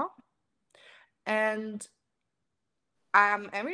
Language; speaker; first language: English; non-native, fluent; German